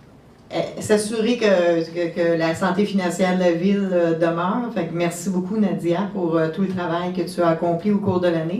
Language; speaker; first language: French; native; French